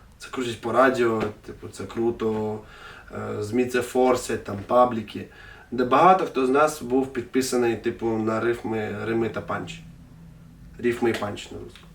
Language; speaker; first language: Ukrainian; non-native, local second language; Russian